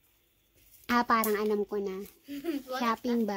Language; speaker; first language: Japanese; non-native, learner; Filipino